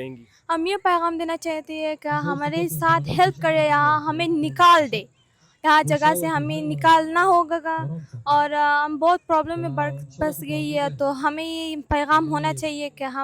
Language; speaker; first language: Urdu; non-native, learner; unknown